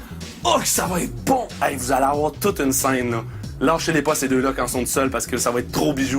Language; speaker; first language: French; native; French